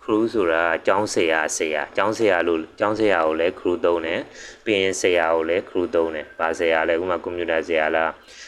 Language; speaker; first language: Burmese; native; Burmese